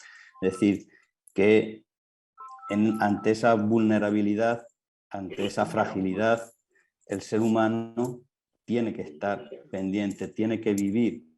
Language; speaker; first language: Spanish; native; Spanish